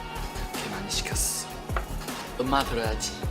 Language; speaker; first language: Korean; non-native, learner; Chinese